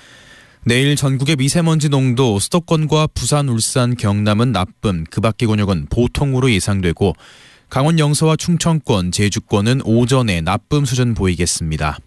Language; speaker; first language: Korean; native; Korean